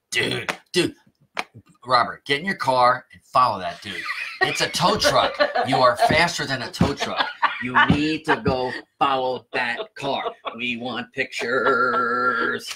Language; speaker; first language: English; native; English